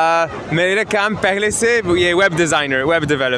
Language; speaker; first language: Hindi; non-native, learner; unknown